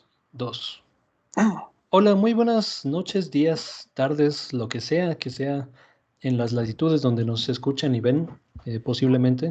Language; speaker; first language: Spanish; native; Spanish